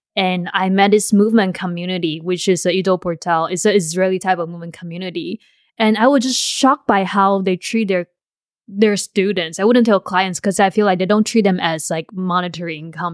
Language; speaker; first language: English; non-native, fluent; Chinese